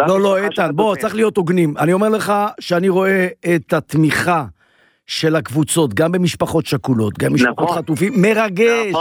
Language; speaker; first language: Hebrew; native; Hebrew